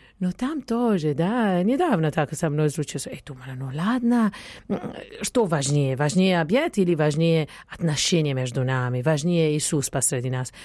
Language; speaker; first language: Russian; non-native, fluent; Italian